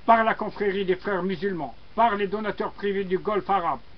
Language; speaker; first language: French; non-native, local second language; Arabic